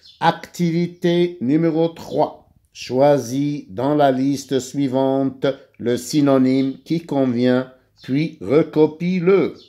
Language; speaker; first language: French; non-native, local second language; Arabic